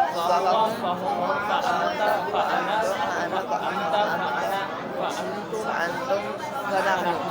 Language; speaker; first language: Arabic; non-native, learner; Urdu